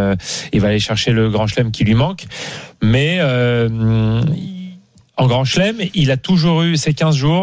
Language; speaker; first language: French; native; French